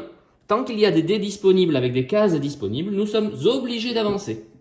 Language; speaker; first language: French; native; French